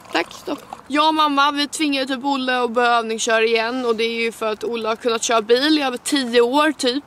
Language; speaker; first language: Swedish; native; Swedish